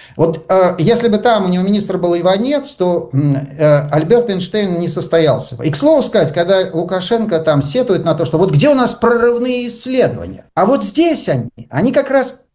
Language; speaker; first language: Russian; native; Russian